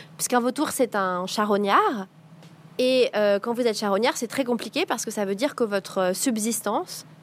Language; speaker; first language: French; native; French